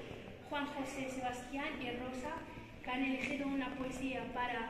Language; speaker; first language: Spanish; non-native, learner; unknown